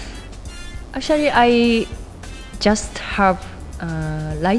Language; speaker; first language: English; non-native, learner; Japanese